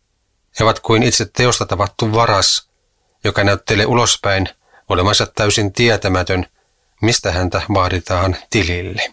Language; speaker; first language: Finnish; native; Finnish